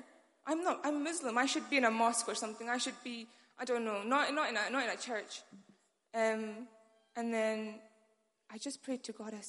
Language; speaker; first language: English; non-native, local second language; Urdu